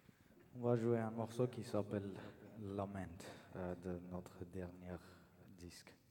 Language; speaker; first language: French; non-native, learner; Armenian